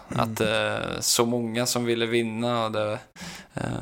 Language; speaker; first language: Swedish; native; Swedish